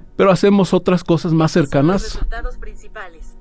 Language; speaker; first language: Spanish; native; Spanish